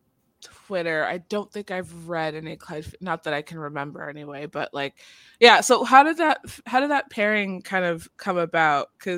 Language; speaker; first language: English; native; English